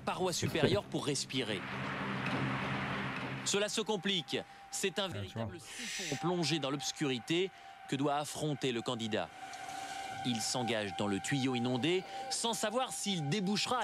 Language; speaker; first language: French; native; French